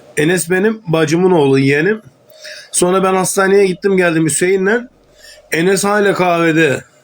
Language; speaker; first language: Turkish; native; Turkish